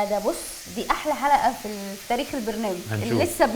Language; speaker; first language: Arabic; native; Arabic